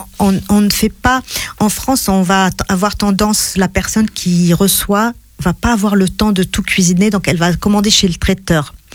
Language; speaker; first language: French; non-native, local second language; Arabic